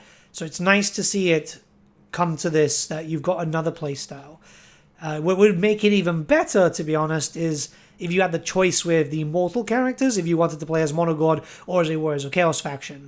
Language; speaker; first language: English; native; English